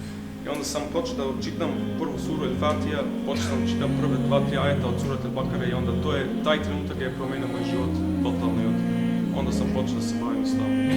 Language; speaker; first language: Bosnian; early bilingual, heritage; Bosnian